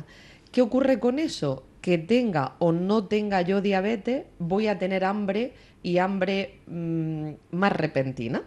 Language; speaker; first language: Spanish; native; Spanish